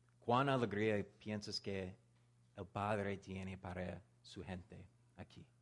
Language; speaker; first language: Spanish; non-native, learner; English